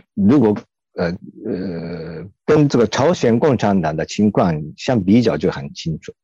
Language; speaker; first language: Chinese; non-native, fluent; Japanese